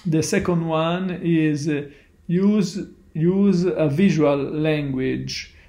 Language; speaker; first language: English; non-native, learner; Italian